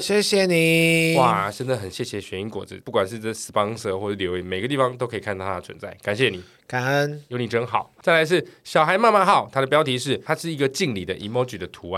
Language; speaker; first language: Chinese; native; Chinese